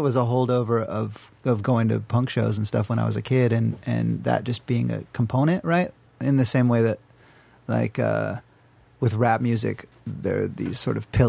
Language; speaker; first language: English; native; English